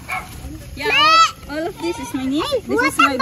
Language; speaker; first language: English; non-native, local second language; Cebuano